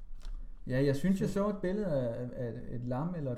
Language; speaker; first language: Danish; native; Danish